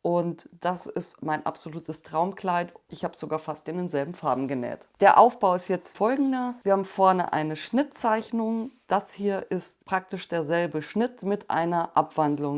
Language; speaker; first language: German; native; German